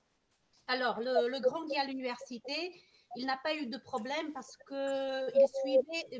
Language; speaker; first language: French; non-native, fluent; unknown